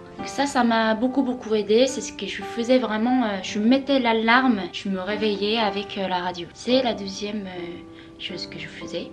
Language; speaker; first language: French; non-native, fluent; Korean